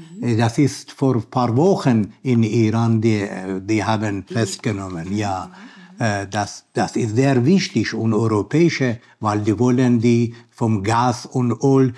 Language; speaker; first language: German; non-native, learner; Persian